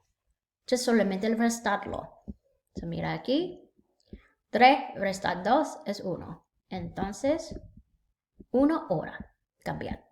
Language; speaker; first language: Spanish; non-native, learner; English